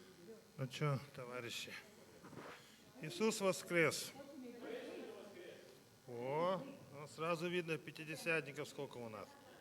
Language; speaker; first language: Russian; native; Russian